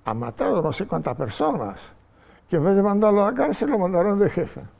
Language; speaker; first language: Spanish; non-native, fluent; Polish